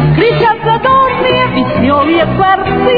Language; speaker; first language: Russian; non-native, learner; Italian